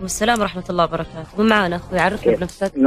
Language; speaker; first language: Arabic; native; Arabic